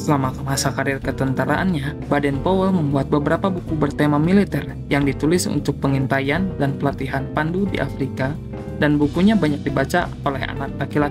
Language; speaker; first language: Indonesian; native; Indonesian